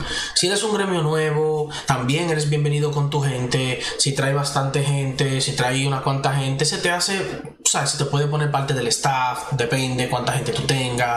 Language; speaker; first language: Spanish; native; Spanish